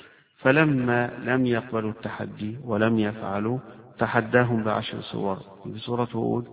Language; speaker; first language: Arabic; native; Arabic